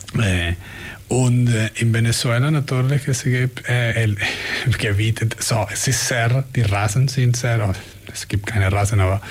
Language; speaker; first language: German; non-native, fluent; Spanish